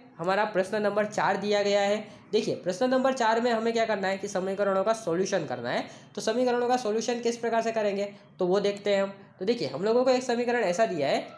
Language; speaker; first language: Hindi; non-native, local second language; Gujarati